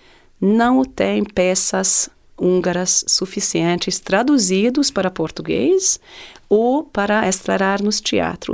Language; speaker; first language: Portuguese; non-native, fluent; Hungarian